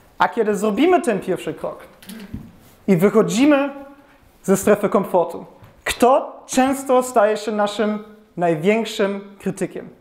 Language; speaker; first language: Polish; non-native, fluent; German